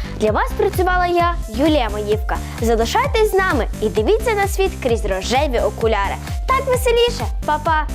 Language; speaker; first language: Ukrainian; native; Ukrainian